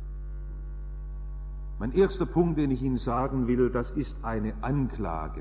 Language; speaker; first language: German; native; German